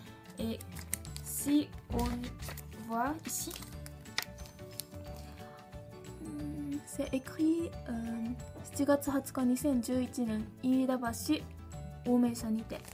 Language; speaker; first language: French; non-native, learner; Japanese